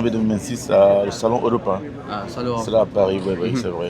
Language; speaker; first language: French; non-native, local second language; Wolof